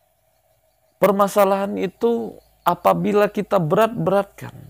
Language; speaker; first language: Indonesian; native; Indonesian